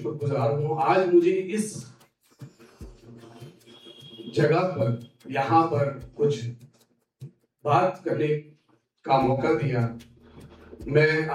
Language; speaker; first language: Hindi; native; Hindi